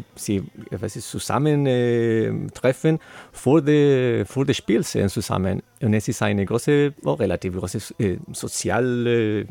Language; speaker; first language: German; non-native, learner; Spanish